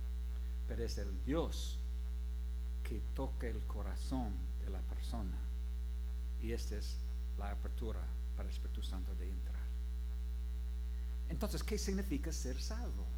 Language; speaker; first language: Spanish; non-native, fluent; English